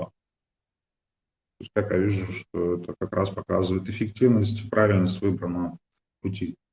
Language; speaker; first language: Russian; native; Russian